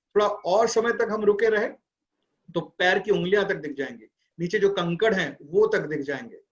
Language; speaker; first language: Hindi; non-native, local second language; Bangla